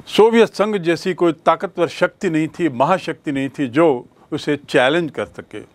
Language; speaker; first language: Hindi; native; Hindi